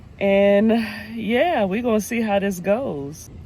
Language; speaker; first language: English; native; English